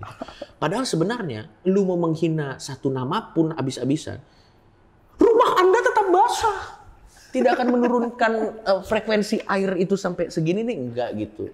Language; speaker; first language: Indonesian; native; Indonesian